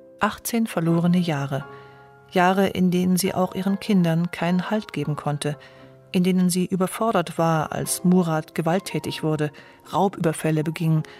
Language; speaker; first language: German; native; German